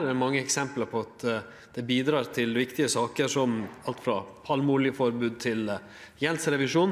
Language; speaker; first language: Norwegian; native; Norwegian